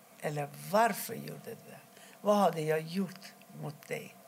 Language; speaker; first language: Swedish; non-native, fluent; Persian